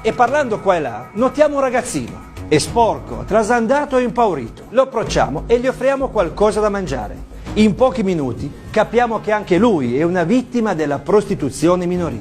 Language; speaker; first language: Italian; native; Italian